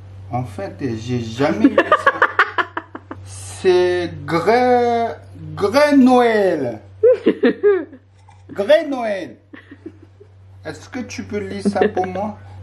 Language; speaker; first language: French; non-native, learner; Tibetan